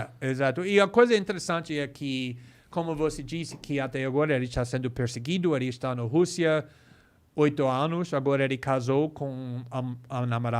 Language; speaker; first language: Portuguese; non-native, fluent; English